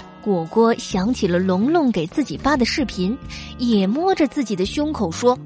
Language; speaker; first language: Chinese; native; Chinese